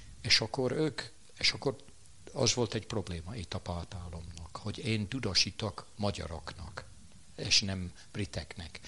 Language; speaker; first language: Hungarian; non-native, fluent; English